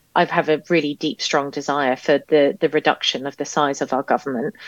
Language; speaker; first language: English; native; English